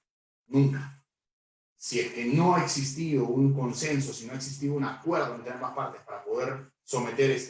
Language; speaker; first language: Spanish; native; Spanish